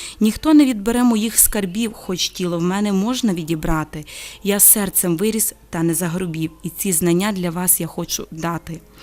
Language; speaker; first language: Ukrainian; native; Ukrainian